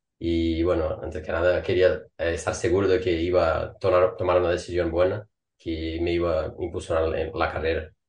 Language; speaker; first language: Spanish; non-native, fluent; Portuguese